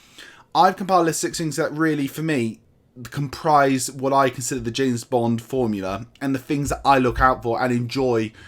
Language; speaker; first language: English; native; English